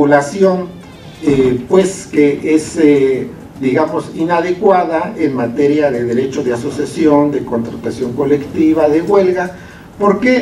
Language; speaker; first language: Spanish; native; Spanish